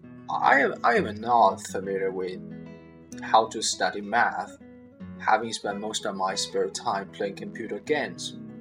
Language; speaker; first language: English; non-native, fluent; Chinese